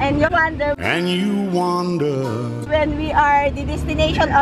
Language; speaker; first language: English; non-native, learner; Filipino